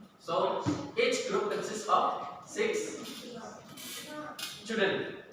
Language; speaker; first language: English; non-native, fluent; Indonesian